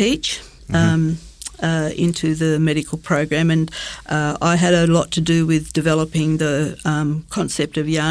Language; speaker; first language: English; native; English